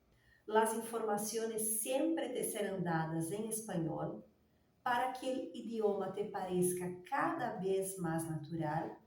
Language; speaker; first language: Spanish; non-native, fluent; Portuguese